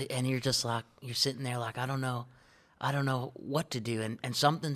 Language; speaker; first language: English; native; English